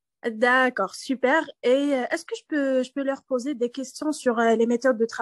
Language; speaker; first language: French; non-native, learner; Arabic